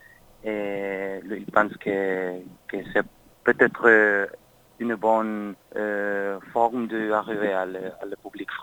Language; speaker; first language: French; non-native, learner; Spanish